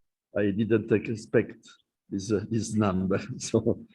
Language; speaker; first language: English; non-native, learner; Italian